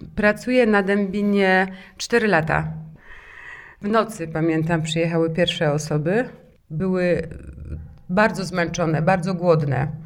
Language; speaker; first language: Polish; native; Polish